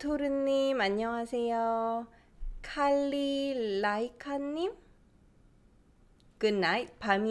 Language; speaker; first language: Korean; non-native, fluent; English